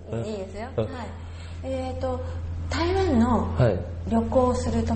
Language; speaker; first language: Japanese; native; Japanese